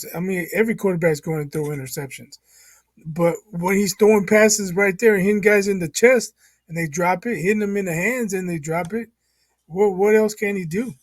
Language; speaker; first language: English; native; English